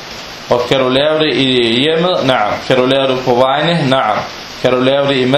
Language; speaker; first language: Danish; non-native, fluent; Arabic